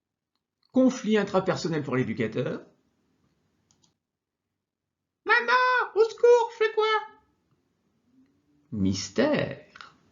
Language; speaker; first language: French; native; French